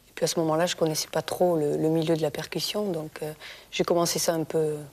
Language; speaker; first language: French; native; French